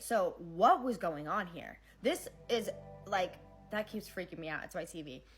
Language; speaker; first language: English; native; English